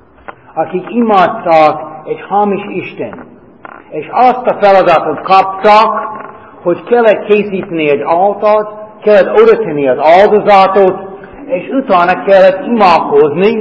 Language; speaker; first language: Hungarian; non-native, fluent; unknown